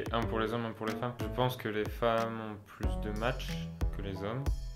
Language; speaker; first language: French; native; French